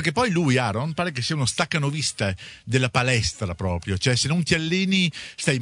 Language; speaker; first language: Italian; native; Italian